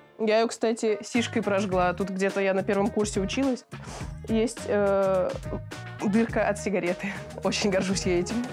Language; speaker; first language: Russian; native; Russian